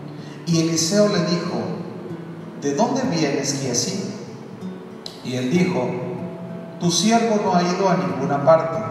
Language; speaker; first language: Spanish; native; Spanish